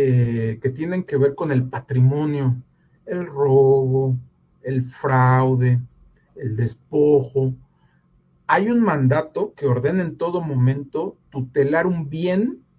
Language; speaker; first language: Spanish; native; Spanish